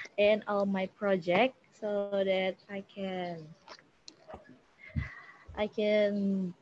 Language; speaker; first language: English; non-native, learner; Indonesian